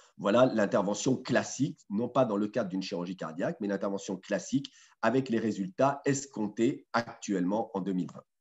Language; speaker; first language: French; native; French